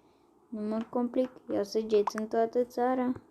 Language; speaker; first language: Romanian; native; Romanian